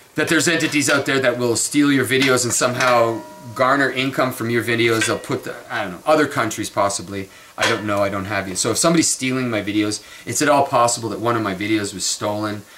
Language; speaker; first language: English; native; English